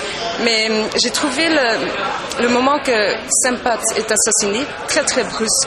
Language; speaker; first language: French; non-native, local second language; Dutch